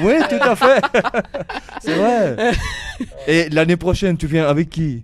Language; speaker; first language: French; native; French